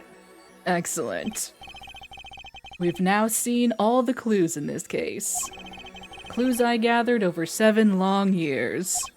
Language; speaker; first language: English; native; English